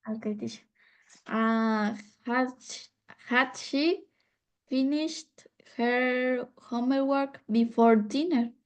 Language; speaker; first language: English; non-native, learner; Spanish